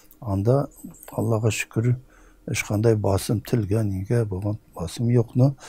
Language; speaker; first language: Tatar; early bilingual, heritage; Tatar